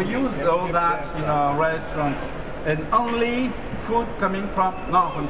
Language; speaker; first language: English; non-native, learner; French